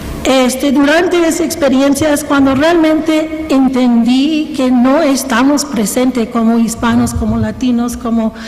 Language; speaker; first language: Spanish; early bilingual, heritage; Spanish